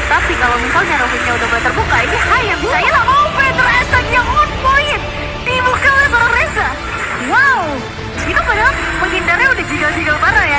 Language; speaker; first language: Indonesian; native; Indonesian